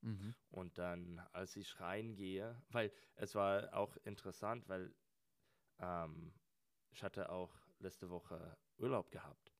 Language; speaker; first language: German; non-native, learner; English